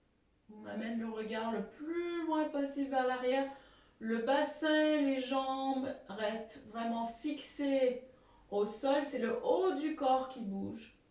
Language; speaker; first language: French; native; French